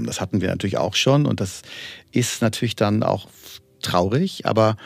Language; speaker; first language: German; native; German